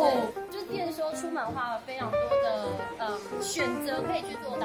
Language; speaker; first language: Chinese; native; Chinese